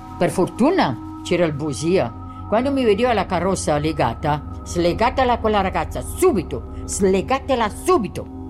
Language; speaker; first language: Italian; non-native, local second language; German